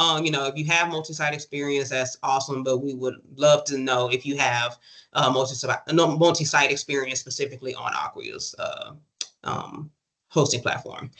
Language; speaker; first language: English; native; English